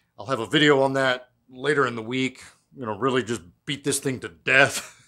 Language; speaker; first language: English; native; English